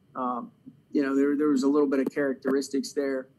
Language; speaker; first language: English; native; English